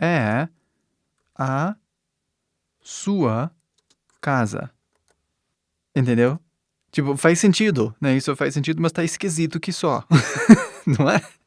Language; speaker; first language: Portuguese; non-native, fluent; English